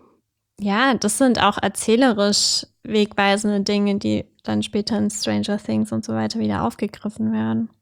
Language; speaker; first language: German; native; German